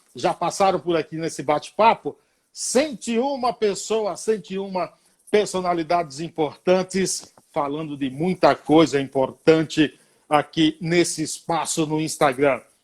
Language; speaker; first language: Portuguese; native; Portuguese